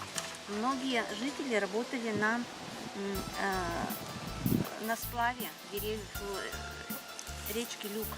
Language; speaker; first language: Russian; native; Russian